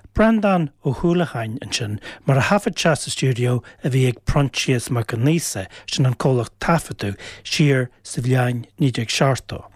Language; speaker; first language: Irish; native; Irish